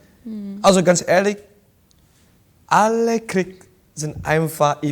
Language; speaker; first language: German; non-native, fluent; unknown